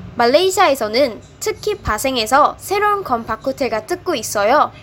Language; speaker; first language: Korean; non-native, fluent; Malay